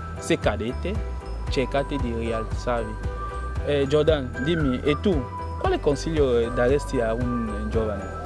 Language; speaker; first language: Italian; non-native, fluent; French